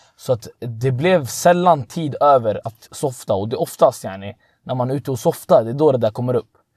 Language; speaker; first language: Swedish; early bilingual, other home language; Arabic